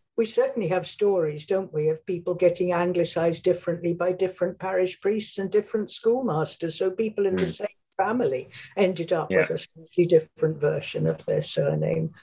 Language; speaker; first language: English; native; English